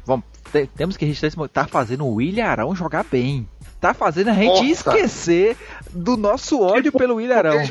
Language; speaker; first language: Portuguese; native; Portuguese